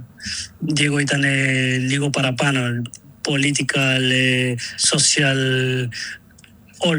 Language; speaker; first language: Greek; non-native, learner; Spanish